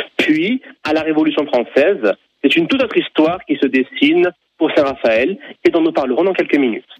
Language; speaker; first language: French; native; French